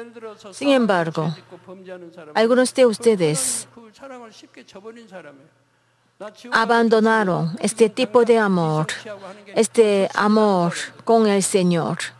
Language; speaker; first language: Spanish; non-native, fluent; Korean